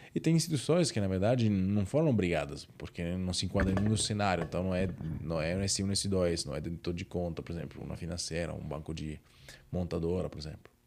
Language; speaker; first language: Portuguese; non-native, fluent; Italian